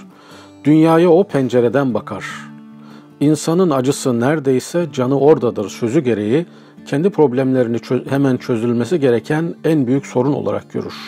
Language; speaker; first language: Turkish; native; Turkish